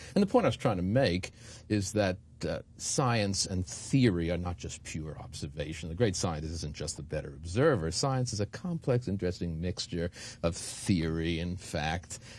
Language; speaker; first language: English; native; English